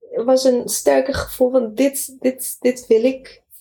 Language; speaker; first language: Dutch; non-native, fluent; Arabic